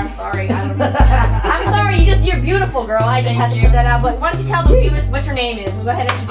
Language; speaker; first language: English; native; English